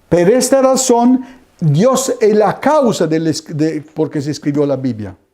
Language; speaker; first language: Spanish; non-native, fluent; Italian